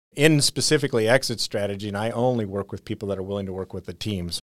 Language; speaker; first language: English; native; English